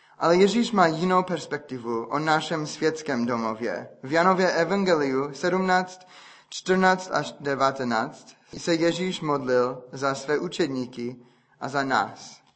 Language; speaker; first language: Czech; non-native, fluent; English